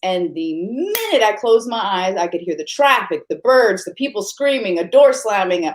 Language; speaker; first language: English; native; English